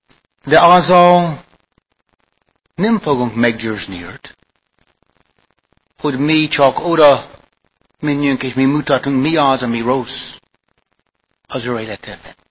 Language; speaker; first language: Hungarian; non-native, fluent; English